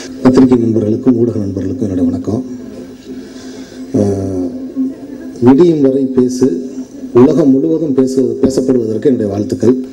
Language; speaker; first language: Tamil; native; Tamil